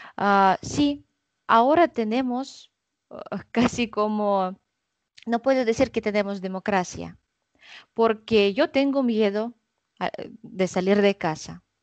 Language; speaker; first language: Spanish; non-native, fluent; Russian